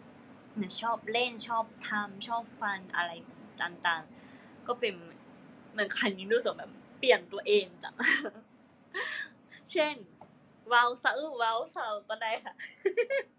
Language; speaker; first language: Thai; non-native, fluent; Japanese